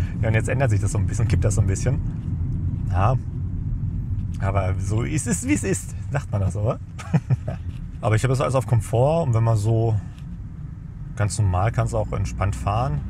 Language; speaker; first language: German; native; German